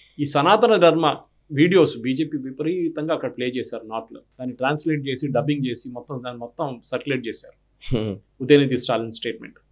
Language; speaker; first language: Telugu; non-native, fluent; Malayalam